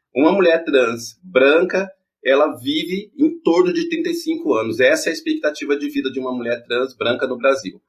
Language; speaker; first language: Portuguese; native; Portuguese